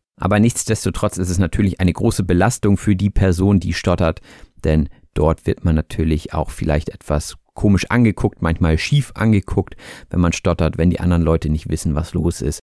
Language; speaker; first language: German; native; German